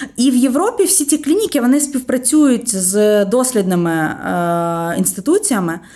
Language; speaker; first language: Ukrainian; native; Ukrainian